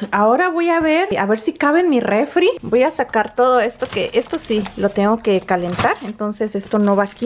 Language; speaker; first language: Spanish; native; Spanish